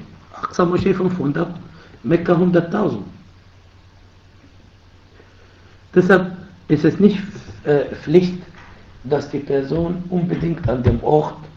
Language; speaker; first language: German; non-native, fluent; Arabic